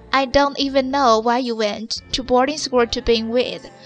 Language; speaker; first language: English; non-native, fluent; Chinese